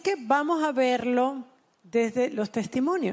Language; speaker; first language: Spanish; native; Spanish